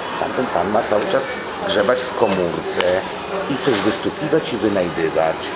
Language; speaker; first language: Polish; native; Polish